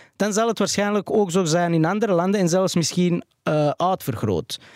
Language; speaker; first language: Dutch; early bilingual, other home language; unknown